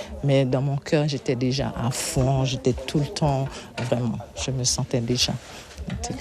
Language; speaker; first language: French; non-native, local second language; Haitian Creole